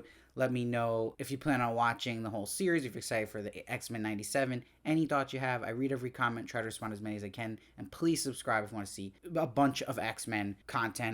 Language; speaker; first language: English; native; English